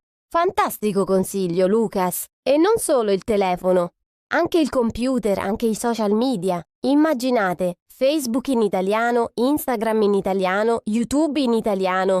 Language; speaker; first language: Italian; non-native, fluent; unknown